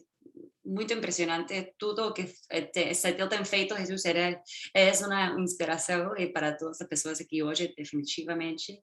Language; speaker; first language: Portuguese; non-native, fluent; Spanish